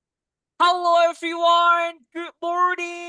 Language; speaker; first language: English; non-native, fluent; Indonesian